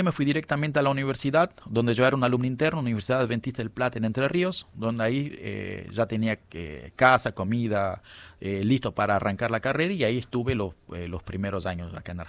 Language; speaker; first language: Spanish; non-native, fluent; Kabuverdianu